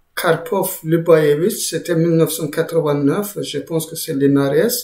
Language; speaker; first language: French; non-native, fluent; Azerbaijani